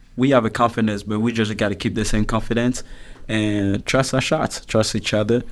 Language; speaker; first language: English; non-native, fluent; French